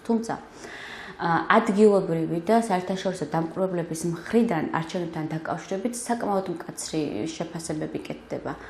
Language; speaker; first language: Georgian; native; Georgian